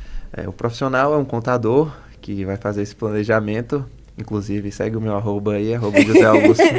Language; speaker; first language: Portuguese; native; Portuguese